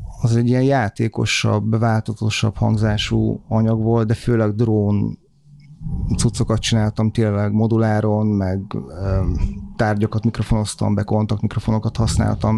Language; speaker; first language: Hungarian; native; Hungarian